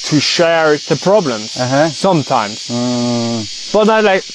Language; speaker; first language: English; non-native, fluent; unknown